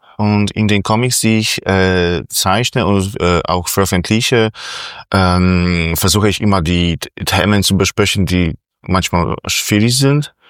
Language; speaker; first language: German; non-native, fluent; Polish